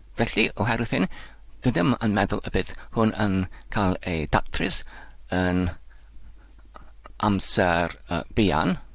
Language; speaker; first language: Welsh; non-native, learner; Polish